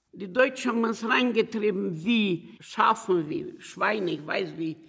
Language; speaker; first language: German; non-native, learner; Ukrainian